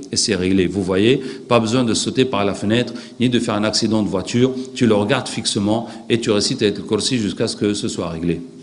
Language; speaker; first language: French; non-native, local second language; Arabic